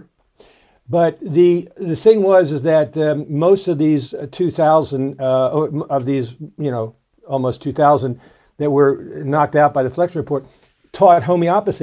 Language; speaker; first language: English; native; English